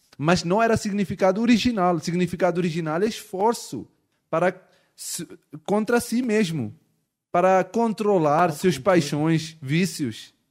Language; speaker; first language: Portuguese; non-native, fluent; Urdu